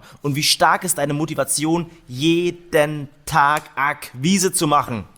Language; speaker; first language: German; native; German